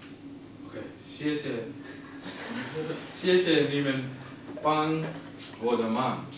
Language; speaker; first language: Chinese; non-native, learner; English